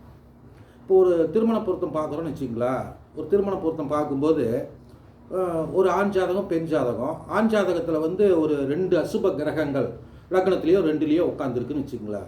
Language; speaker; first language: Tamil; native; Tamil